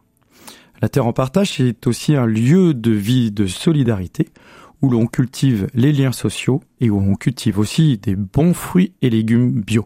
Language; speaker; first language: French; native; French